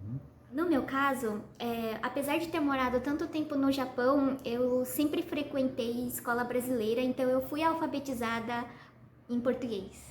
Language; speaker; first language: Portuguese; early bilingual, heritage; Portuguese